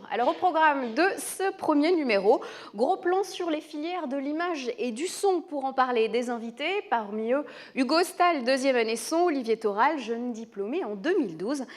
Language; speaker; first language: French; native; French